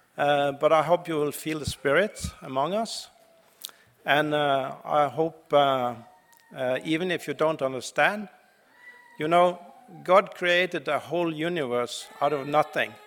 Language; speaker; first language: English; non-native, fluent; Norwegian